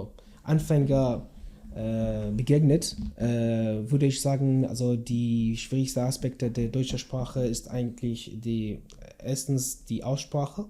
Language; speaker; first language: German; non-native, learner; Kurdish